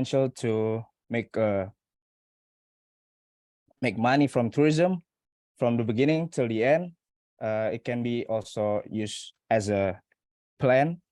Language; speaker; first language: English; non-native, learner; Indonesian